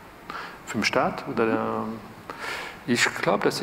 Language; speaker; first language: German; non-native, fluent; French